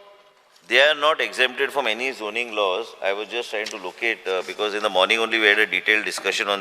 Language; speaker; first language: English; non-native, local second language; Konkani